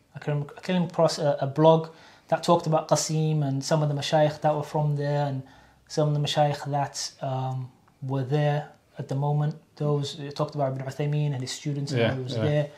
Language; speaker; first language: English; native; English